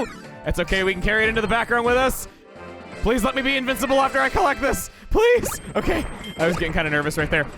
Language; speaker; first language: English; native; English